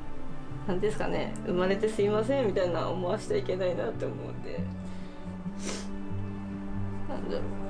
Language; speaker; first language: Japanese; native; Japanese